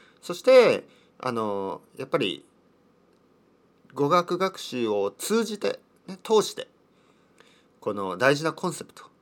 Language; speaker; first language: Japanese; native; Japanese